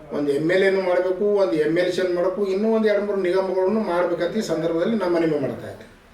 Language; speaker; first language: Kannada; native; Kannada